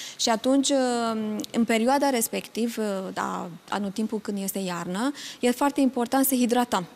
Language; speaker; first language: Romanian; non-native, fluent; Turkish